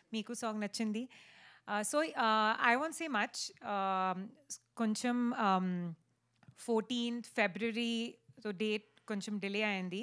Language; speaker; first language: Telugu; non-native, learner; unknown